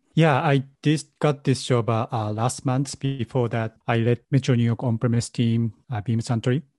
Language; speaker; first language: English; non-native, learner; Japanese